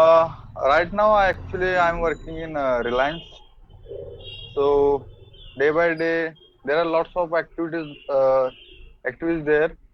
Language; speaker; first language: English; non-native, learner; Hindi